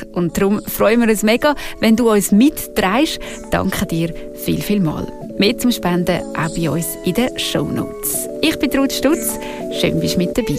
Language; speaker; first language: German; native; German